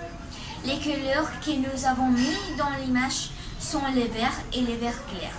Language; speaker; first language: French; non-native, learner; Spanish